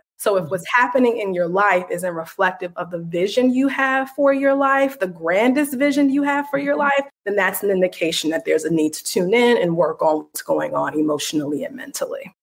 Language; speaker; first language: English; native; English